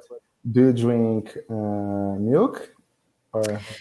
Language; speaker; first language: English; non-native, learner; Portuguese